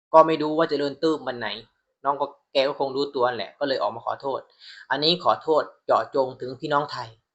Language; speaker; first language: Thai; native; Thai